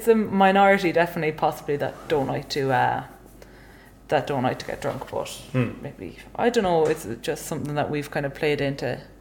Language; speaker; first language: English; native; English